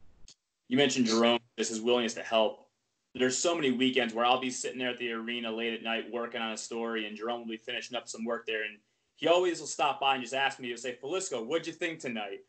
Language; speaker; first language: English; native; English